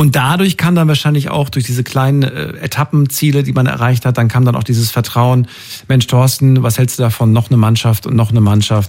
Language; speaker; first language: German; native; German